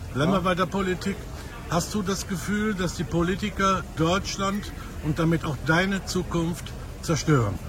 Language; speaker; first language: German; native; German